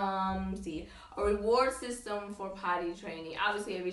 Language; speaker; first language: English; native; English